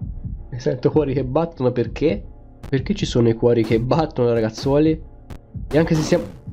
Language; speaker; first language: Italian; native; Italian